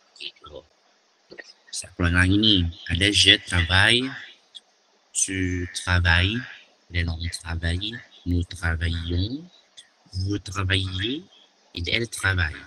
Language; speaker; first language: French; non-native, learner; Indonesian